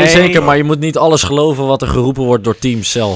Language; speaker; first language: Dutch; native; Dutch